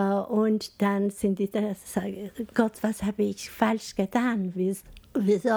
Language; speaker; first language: German; non-native, fluent; Albanian